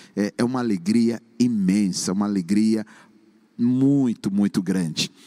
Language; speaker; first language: Portuguese; non-native, fluent; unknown